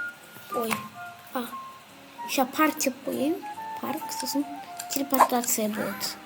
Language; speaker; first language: Russian; non-native, local second language; Kazakh